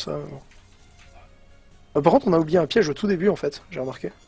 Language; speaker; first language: French; native; French